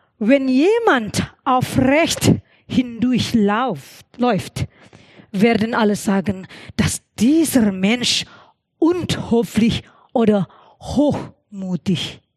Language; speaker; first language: German; non-native, learner; Indonesian